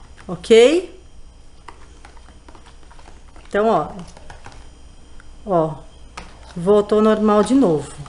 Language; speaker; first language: Portuguese; native; Portuguese